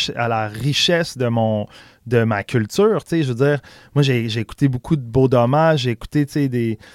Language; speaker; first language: French; native; French